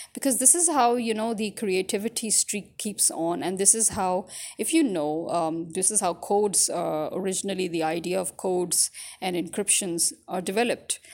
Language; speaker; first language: English; early bilingual, other home language; Urdu